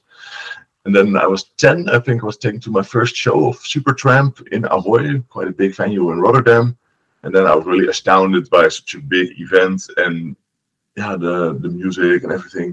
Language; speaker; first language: English; non-native, fluent; Dutch